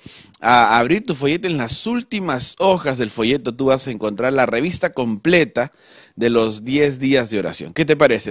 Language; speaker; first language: Spanish; native; Spanish